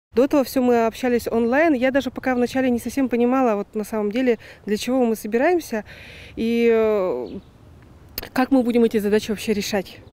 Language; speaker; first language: Russian; native; Russian